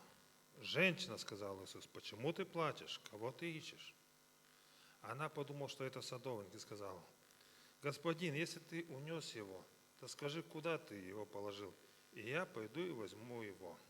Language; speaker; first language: Russian; native; Russian